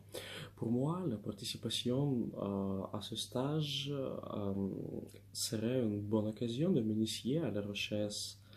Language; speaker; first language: French; non-native, fluent; Russian